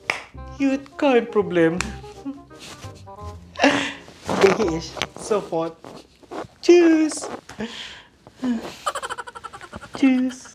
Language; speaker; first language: German; non-native, learner; Filipino